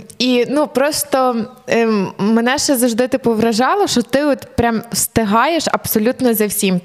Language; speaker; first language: Ukrainian; native; Ukrainian